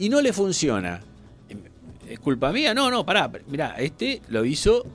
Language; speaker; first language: Spanish; native; Spanish